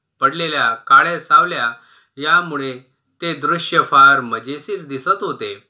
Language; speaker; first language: Marathi; non-native, local second language; Urdu